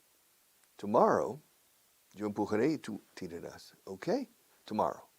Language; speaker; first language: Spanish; non-native, fluent; English